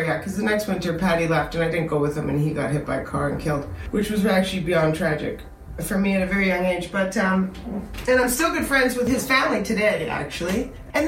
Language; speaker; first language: English; native; English